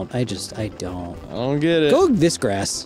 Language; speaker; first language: English; native; English